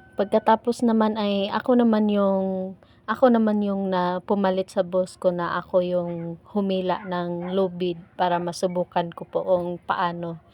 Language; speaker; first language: Filipino; non-native, local second language; Cebuano